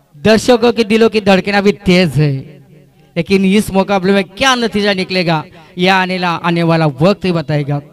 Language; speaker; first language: Hindi; non-native, local second language; Marathi